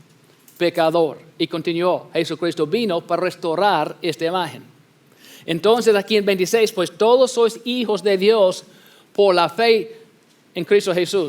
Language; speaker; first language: Spanish; non-native, fluent; English